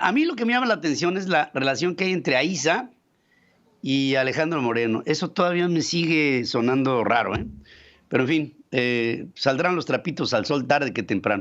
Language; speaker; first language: Spanish; native; Spanish